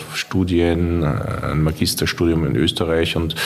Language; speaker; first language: German; native; German